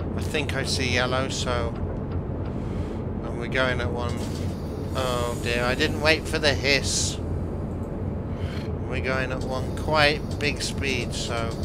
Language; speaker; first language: English; native; English